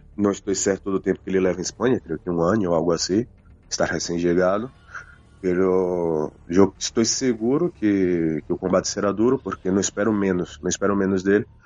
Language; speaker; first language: Portuguese; native; Portuguese